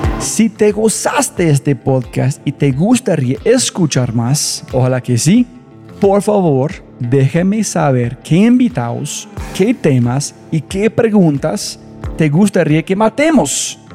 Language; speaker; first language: Spanish; non-native, learner; English